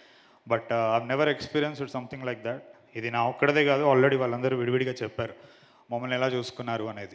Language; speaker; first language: Telugu; native; Telugu